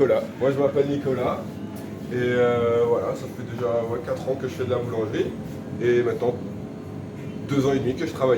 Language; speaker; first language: French; native; French